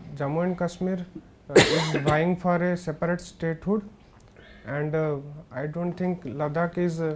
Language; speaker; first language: English; non-native, local second language; Odia